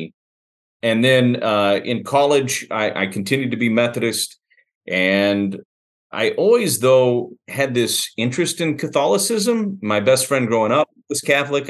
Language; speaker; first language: English; native; English